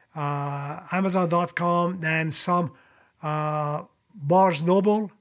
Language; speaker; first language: English; non-native, fluent; Persian